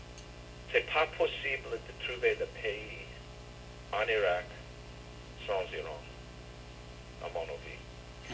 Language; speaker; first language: French; non-native, fluent; English